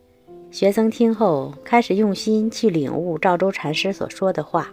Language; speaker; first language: Chinese; native; Chinese